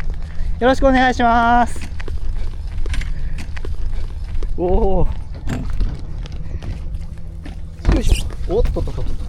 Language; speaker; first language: Japanese; native; Japanese